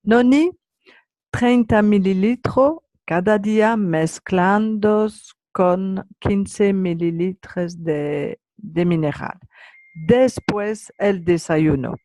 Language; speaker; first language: Spanish; non-native, learner; French